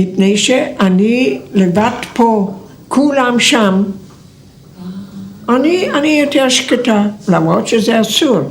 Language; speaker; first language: Hebrew; non-native, fluent; German